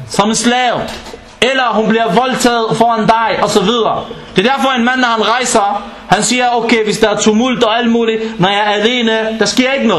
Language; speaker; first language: Danish; non-native, fluent; Arabic